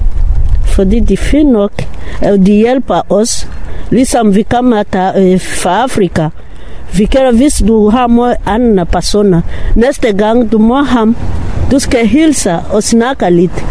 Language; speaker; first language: Danish; non-native, learner; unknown